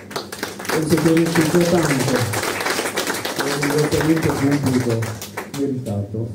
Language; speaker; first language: Italian; native; Italian